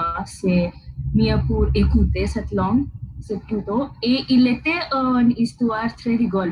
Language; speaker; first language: French; non-native, learner; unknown